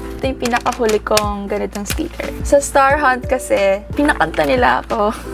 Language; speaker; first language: Filipino; early bilingual, heritage; Japanese